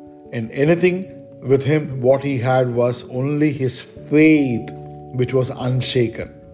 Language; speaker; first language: English; non-native, local second language; Malayalam